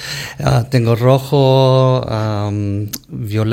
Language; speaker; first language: Spanish; early bilingual, heritage; Spanish